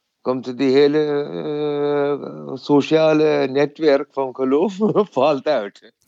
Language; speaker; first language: Dutch; non-native, fluent; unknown